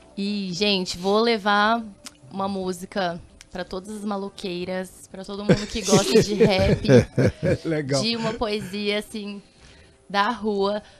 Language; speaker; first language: Portuguese; native; Portuguese